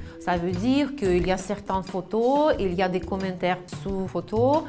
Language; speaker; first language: French; non-native, fluent; Russian